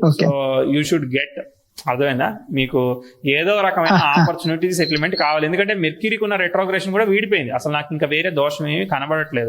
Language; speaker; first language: Telugu; native; Telugu